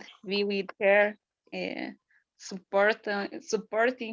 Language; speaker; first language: English; non-native, learner; Spanish